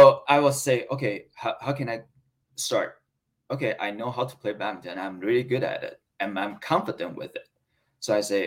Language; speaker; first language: English; non-native, learner; Chinese